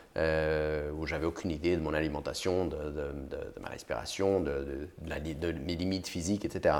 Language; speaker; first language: French; early bilingual, other home language; Portuguese